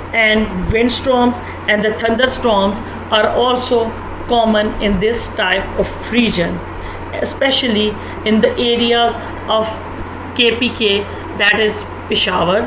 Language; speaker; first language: English; non-native, local second language; Urdu